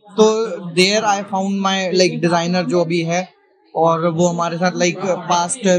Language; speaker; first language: Hindi; native; Hindi